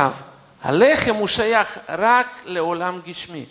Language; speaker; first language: Hebrew; non-native, fluent; Russian